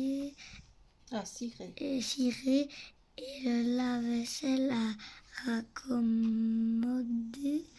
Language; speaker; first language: French; native; French